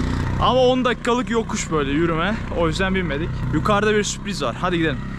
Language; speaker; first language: Turkish; native; Turkish